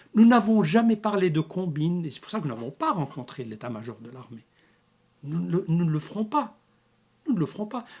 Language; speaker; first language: French; non-native, local second language; Arabic